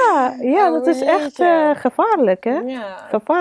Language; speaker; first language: Dutch; non-native, learner; Arabic